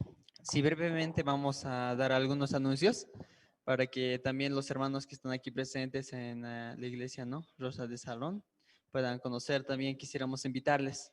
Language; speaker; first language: Spanish; native; Spanish